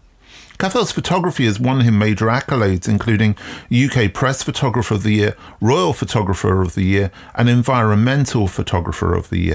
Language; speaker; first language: English; native; English